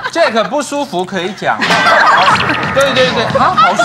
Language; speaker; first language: Chinese; native; Chinese